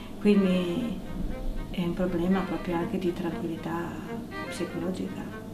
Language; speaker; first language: Italian; native; Italian